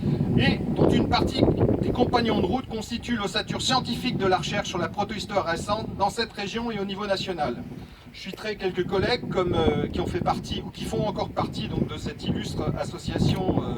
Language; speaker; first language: French; native; French